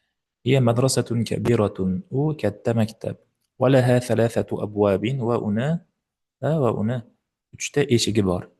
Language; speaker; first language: Arabic; non-native, fluent; Uzbek